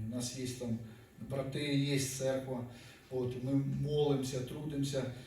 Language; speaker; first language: Ukrainian; native; Ukrainian